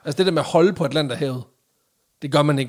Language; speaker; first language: Danish; native; Danish